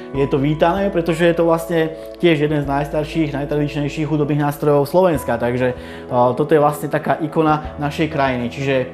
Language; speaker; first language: Slovak; native; Slovak